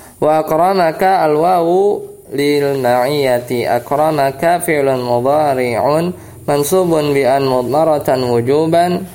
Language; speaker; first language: Arabic; non-native, fluent; Indonesian